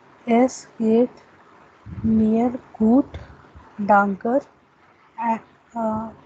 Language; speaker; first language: German; non-native, learner; Hindi